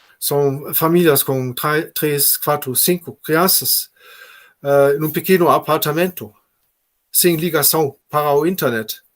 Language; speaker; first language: Portuguese; non-native, fluent; German